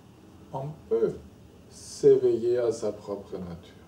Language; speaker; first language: French; non-native, fluent; German